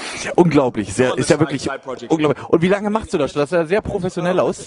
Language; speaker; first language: German; native; German